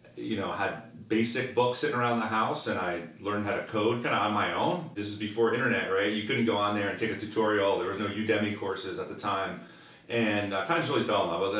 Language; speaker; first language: English; native; English